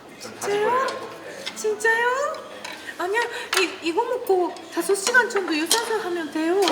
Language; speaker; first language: Korean; non-native, learner; Japanese